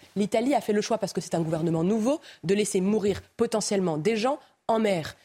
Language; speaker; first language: French; native; French